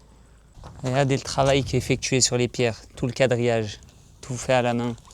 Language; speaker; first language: French; native; French